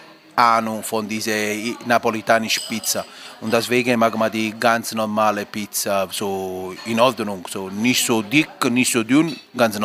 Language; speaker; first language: German; non-native, learner; Italian